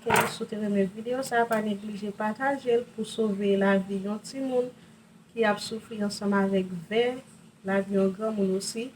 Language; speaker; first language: French; non-native, learner; Haitian Creole